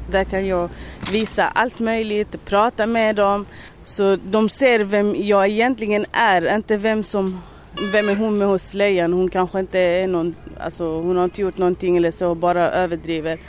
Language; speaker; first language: Swedish; early bilingual, other home language; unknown